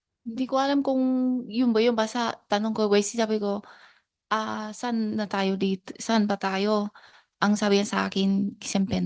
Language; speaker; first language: Filipino; non-native, learner; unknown